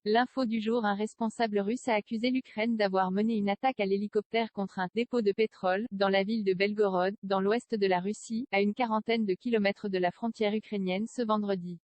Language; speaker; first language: French; native; French